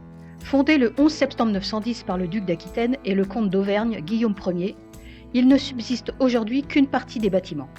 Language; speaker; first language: French; native; French